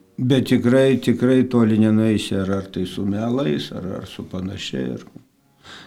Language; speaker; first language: Lithuanian; native; Lithuanian